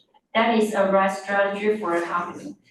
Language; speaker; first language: English; non-native, learner; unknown